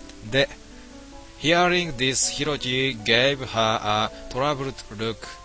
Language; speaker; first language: English; non-native, learner; Japanese